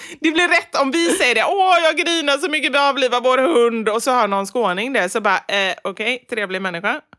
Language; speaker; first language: Swedish; native; Swedish